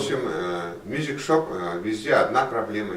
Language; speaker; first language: Russian; non-native, learner; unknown